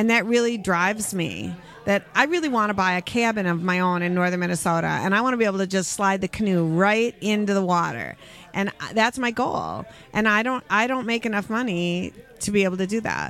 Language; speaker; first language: English; native; English